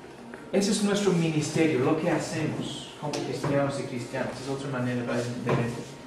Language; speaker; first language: Spanish; non-native, fluent; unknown